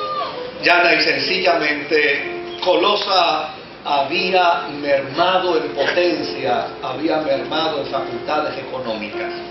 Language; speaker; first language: Spanish; native; Spanish